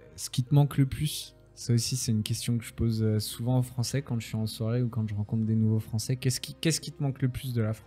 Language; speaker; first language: French; native; French